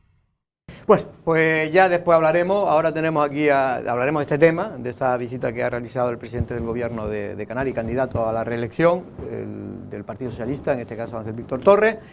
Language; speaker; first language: Spanish; native; Spanish